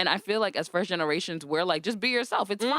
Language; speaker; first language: English; native; English